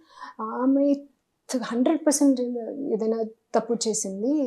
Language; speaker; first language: Telugu; non-native, local second language; Hindi